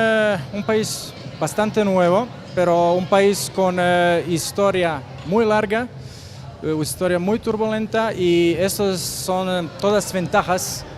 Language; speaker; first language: Spanish; non-native, learner; Croatian